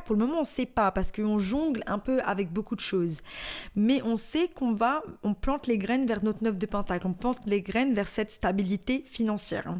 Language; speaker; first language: French; native; French